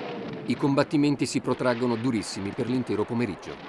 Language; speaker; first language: Italian; native; Italian